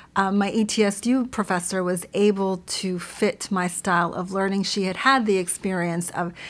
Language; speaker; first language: English; early bilingual, other home language; Spanish